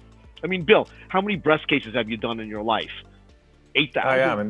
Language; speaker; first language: English; native; English